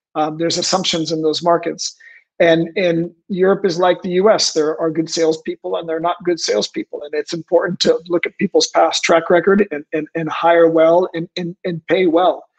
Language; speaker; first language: English; native; English